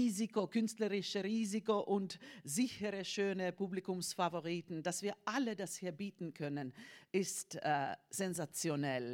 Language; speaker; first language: German; non-native, fluent; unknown